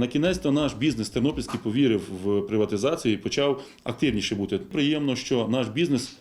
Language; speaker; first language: Ukrainian; native; Ukrainian